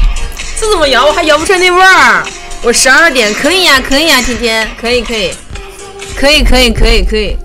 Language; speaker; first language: Chinese; native; Chinese